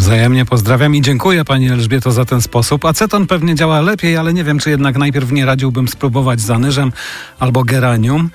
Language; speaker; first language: Polish; native; Polish